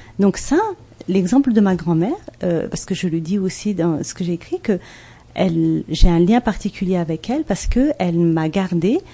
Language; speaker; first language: French; non-native, local second language; Malagasy